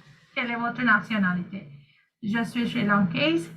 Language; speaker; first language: French; non-native, fluent; Sinhala